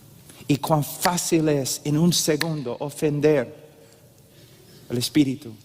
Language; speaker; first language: Spanish; non-native, fluent; English